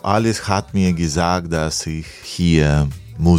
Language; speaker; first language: German; non-native, fluent; Russian